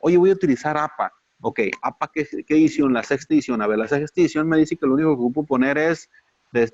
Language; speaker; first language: Spanish; native; Spanish